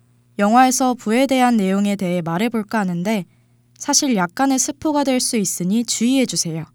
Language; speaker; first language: Korean; native; Korean